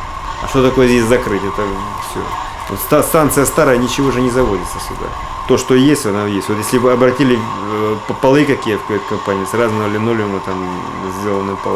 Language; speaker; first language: Russian; native; Russian